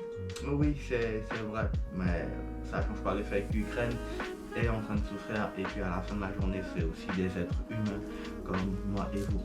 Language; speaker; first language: French; non-native, fluent; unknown